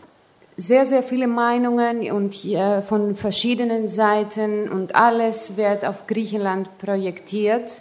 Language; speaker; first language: German; non-native, fluent; Greek